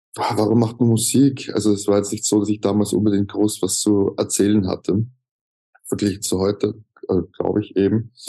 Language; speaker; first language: German; native; German